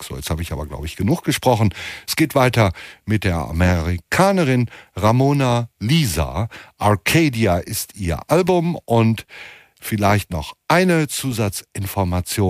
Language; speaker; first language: German; native; German